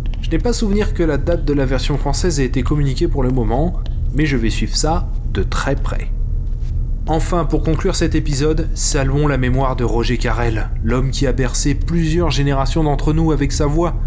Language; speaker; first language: French; native; French